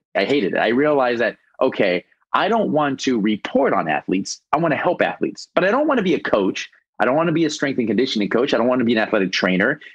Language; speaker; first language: English; native; English